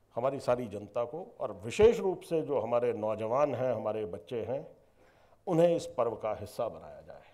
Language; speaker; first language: Hindi; native; Hindi